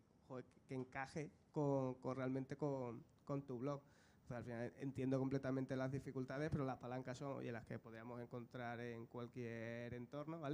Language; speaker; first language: Spanish; native; Spanish